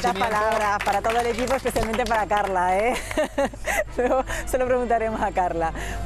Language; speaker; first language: Spanish; native; Spanish